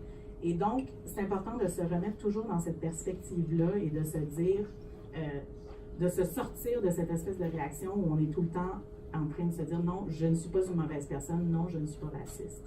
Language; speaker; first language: French; native; French